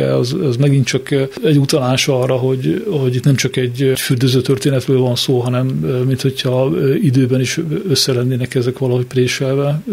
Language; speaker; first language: Hungarian; native; Hungarian